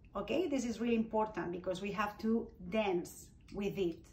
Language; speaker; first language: English; non-native, fluent; Spanish